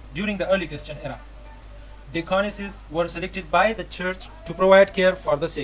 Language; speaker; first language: English; non-native, local second language; Urdu